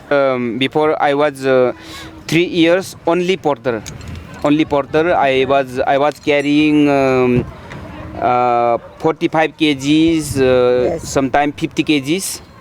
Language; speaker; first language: English; non-native, learner; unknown